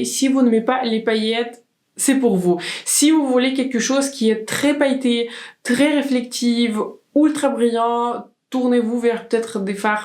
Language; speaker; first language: French; native; French